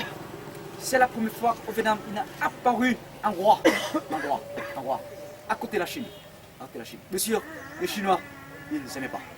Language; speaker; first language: French; non-native, fluent; Vietnamese